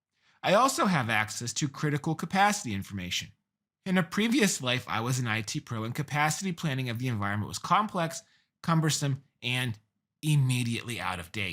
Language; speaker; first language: English; native; English